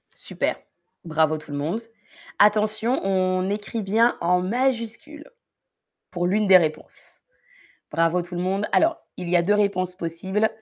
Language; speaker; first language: French; native; French